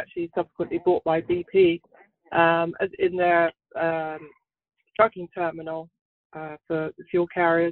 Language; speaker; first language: English; native; English